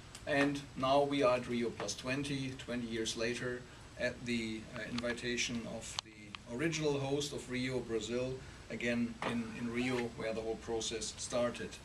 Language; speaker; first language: English; non-native, fluent; German